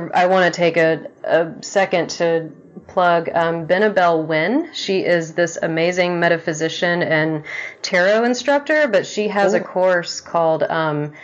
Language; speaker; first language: English; native; English